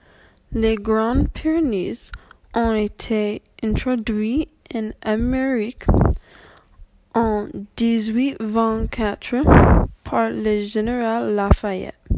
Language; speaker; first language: French; non-native, learner; English